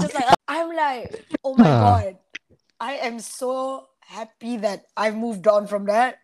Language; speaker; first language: English; non-native, local second language; Malay